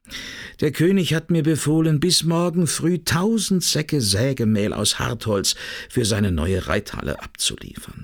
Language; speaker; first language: German; native; German